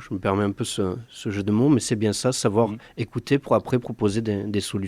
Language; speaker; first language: French; native; French